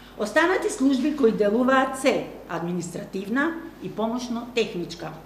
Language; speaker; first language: Macedonian; native; Macedonian